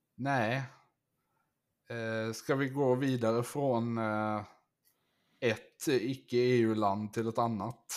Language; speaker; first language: Swedish; native; Swedish